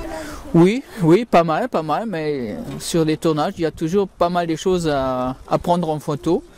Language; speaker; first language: French; non-native, fluent; German